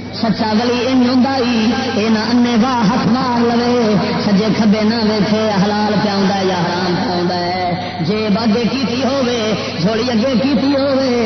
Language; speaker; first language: Urdu; non-native, local second language; Punjabi